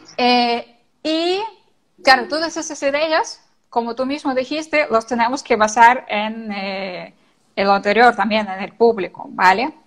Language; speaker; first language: Spanish; non-native, fluent; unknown